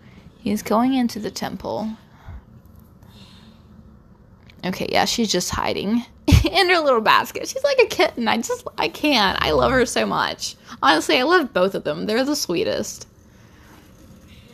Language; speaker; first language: English; non-native, fluent; Portuguese